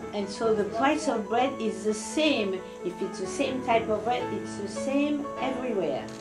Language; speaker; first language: English; non-native, fluent; French